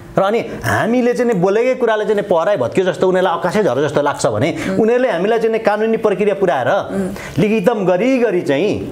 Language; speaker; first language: Nepali; non-native, local second language; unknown